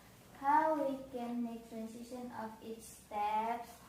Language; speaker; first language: English; non-native, learner; Indonesian